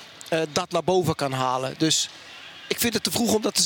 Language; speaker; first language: Dutch; native; Dutch